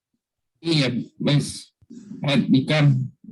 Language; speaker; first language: English; non-native, learner; Indonesian